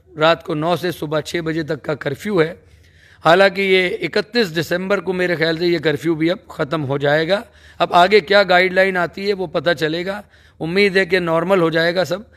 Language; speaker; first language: Urdu; native; Urdu